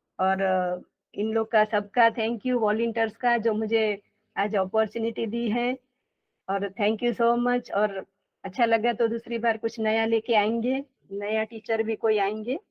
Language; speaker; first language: Hindi; non-native, local second language; Gujarati